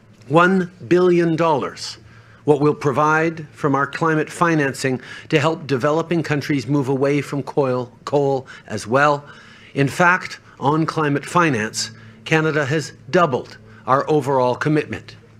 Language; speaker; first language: English; early bilingual, other home language; French